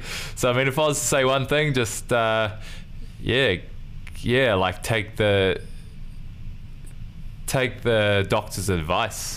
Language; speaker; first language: English; native; English